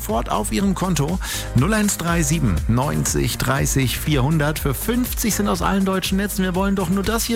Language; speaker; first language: German; native; German